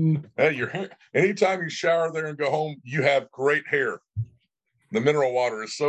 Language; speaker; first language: English; native; English